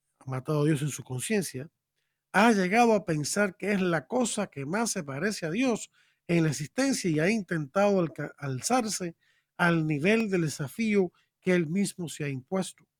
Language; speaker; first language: Spanish; native; Spanish